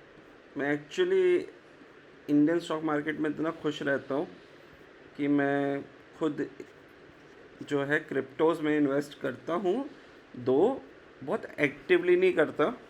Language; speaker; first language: Hindi; native; Hindi